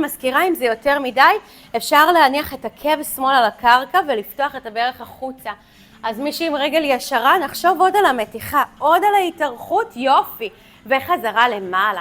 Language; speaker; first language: Hebrew; native; Hebrew